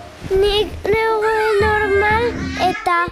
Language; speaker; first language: Basque; non-native, local second language; Spanish